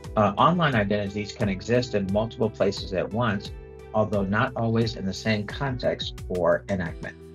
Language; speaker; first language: English; native; English